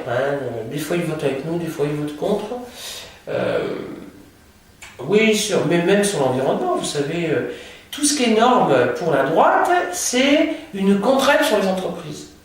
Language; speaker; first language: French; native; French